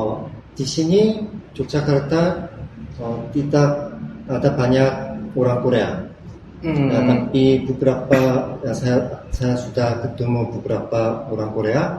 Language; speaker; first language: Indonesian; non-native, learner; Korean